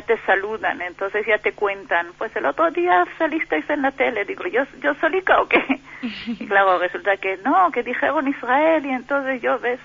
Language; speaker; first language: Spanish; non-native, fluent; Hebrew